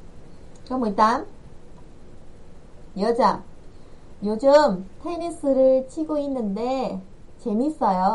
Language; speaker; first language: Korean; non-native, fluent; Vietnamese